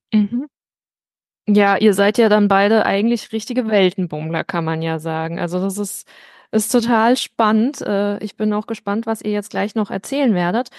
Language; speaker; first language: German; native; German